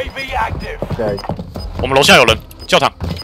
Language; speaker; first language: Chinese; native; Chinese